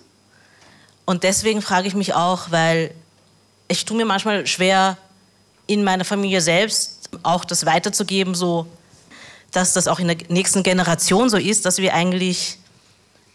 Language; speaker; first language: German; early bilingual, other home language; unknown